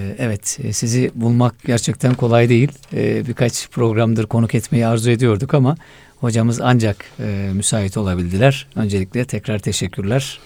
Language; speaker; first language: Turkish; native; Turkish